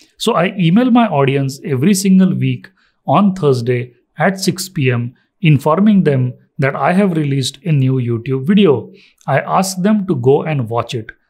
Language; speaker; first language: English; non-native, local second language; Marathi